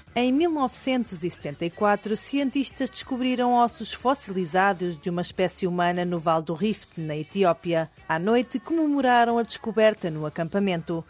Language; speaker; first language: Portuguese; native; Portuguese